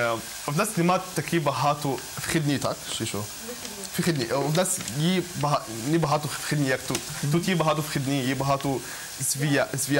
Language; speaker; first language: Ukrainian; non-native, learner; Arabic